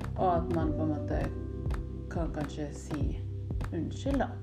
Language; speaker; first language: Norwegian; non-native, fluent; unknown